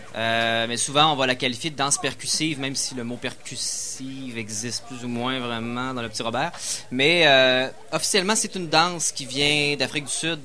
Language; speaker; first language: French; native; French